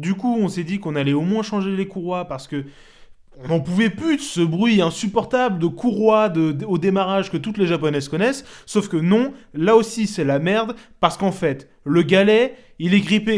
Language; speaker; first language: French; native; French